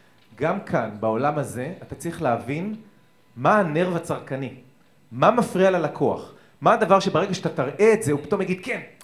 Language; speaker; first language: Hebrew; native; Hebrew